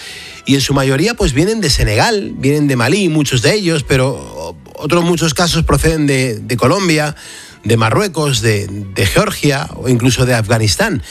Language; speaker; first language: Spanish; native; Spanish